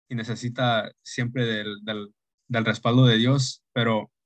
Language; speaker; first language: Spanish; early bilingual, heritage; Spanish